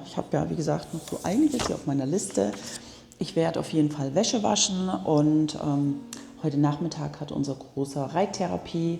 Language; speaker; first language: German; native; German